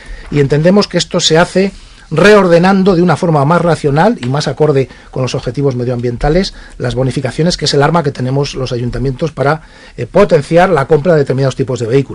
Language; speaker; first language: Spanish; native; Spanish